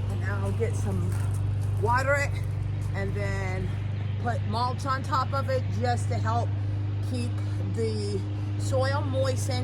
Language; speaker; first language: English; native; English